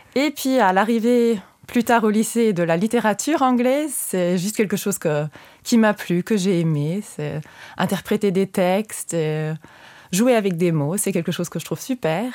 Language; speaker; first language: French; non-native, fluent; Luxembourgish